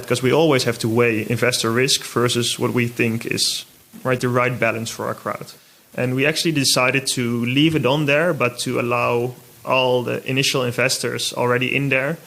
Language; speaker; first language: English; non-native, fluent; Dutch